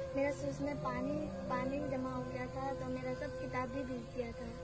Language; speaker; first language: Hindi; non-native, local second language; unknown